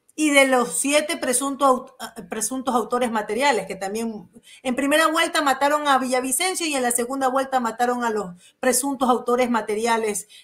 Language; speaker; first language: Spanish; native; Spanish